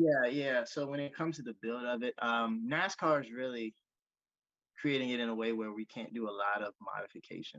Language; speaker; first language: English; native; English